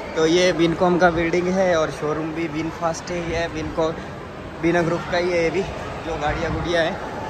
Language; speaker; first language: Hindi; native; Hindi